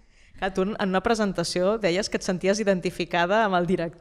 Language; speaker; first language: Catalan; native; Catalan